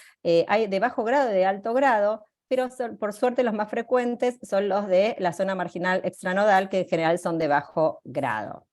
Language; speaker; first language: Spanish; native; Spanish